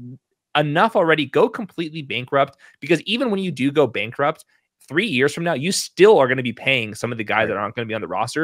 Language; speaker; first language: English; native; English